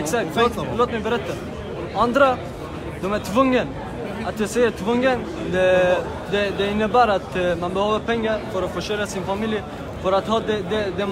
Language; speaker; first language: Swedish; non-native, fluent; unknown